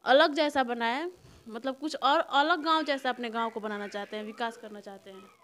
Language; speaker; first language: Hindi; native; Hindi